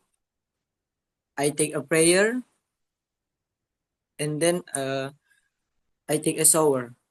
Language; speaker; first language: English; non-native, learner; Indonesian